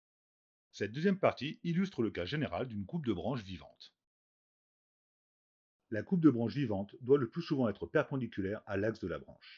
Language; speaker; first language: French; native; French